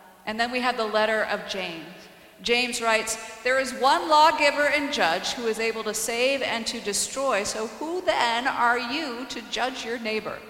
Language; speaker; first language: English; native; English